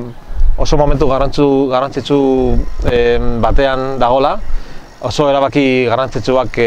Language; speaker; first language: Basque; non-native, local second language; Spanish